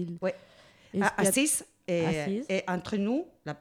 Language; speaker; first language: French; non-native, learner; Spanish